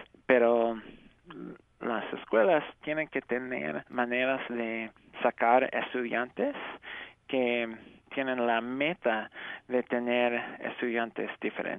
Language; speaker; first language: Spanish; early bilingual, heritage; English